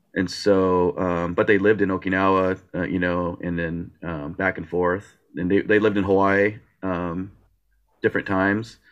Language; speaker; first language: English; early bilingual, other home language; Japanese